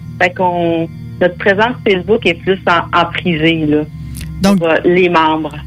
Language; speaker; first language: French; native; French